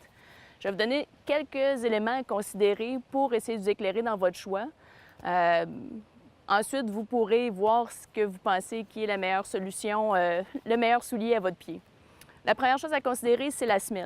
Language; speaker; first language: French; native; French